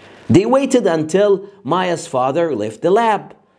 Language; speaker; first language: English; non-native, fluent; Arabic